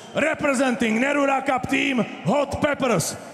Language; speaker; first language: English; non-native, fluent; Czech